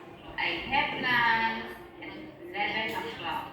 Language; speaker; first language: English; non-native, fluent; Indonesian